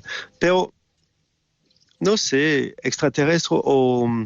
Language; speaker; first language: Spanish; non-native, fluent; French